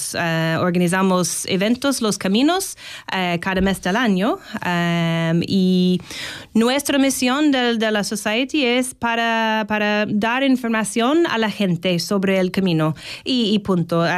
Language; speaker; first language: Spanish; non-native, fluent; English